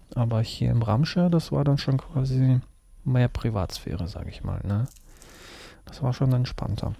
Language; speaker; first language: German; early bilingual, other home language; Russian